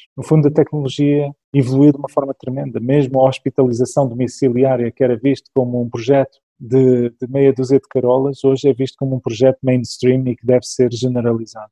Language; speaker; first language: Portuguese; early bilingual, other home language; English